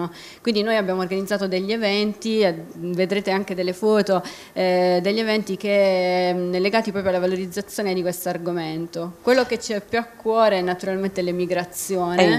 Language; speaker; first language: Italian; native; Italian